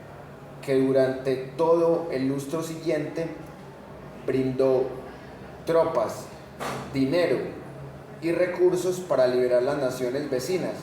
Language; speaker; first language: Spanish; native; Spanish